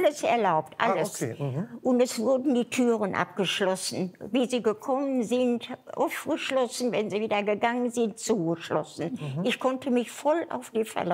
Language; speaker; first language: German; native; German